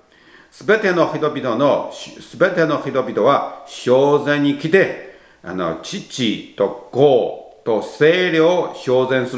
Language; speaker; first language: Japanese; non-native, learner; Chinese